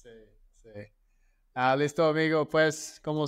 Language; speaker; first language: Spanish; non-native, fluent; English